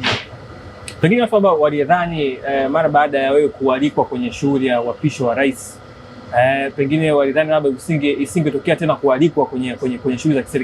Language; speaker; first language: Swahili; native; Swahili